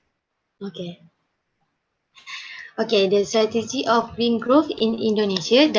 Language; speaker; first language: English; non-native, learner; Indonesian